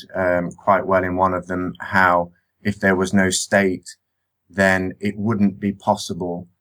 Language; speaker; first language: English; native; English